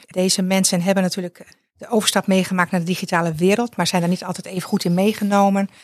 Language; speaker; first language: Dutch; native; Dutch